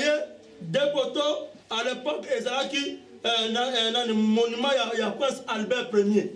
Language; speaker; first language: French; non-native, local second language; Lingala